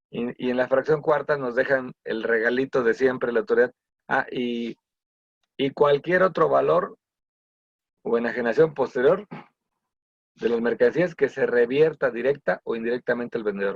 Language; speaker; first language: Spanish; native; Spanish